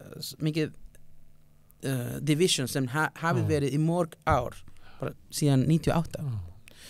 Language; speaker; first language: Icelandic; non-native, learner; Spanish